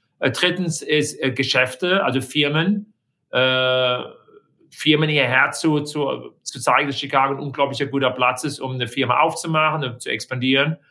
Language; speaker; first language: German; native; German